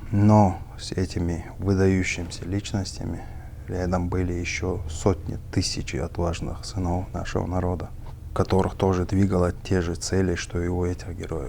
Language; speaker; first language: Russian; non-native, local second language; Chechen